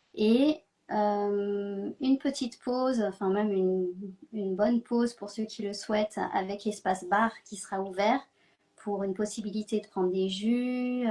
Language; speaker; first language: French; native; French